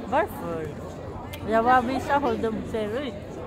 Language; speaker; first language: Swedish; non-native, learner; Filipino